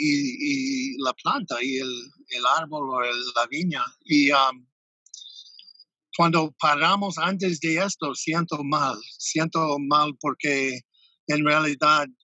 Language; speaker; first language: Spanish; non-native, fluent; English